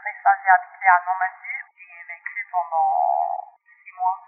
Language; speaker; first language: French; non-native, local second language; English